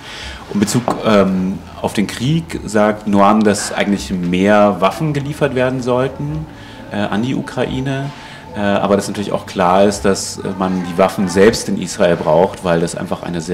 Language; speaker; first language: German; native; German